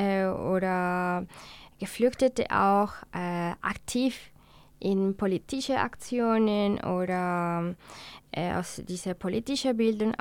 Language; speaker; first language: German; non-native, learner; Spanish